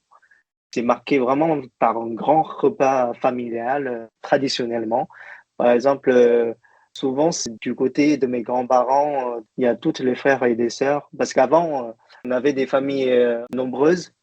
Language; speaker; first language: French; non-native, fluent; Chinese